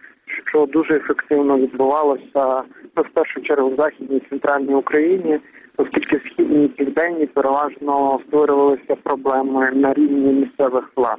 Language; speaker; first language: Ukrainian; native; Ukrainian